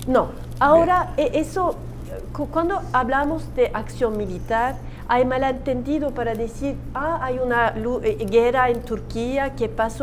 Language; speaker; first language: Spanish; non-native, learner; Turkish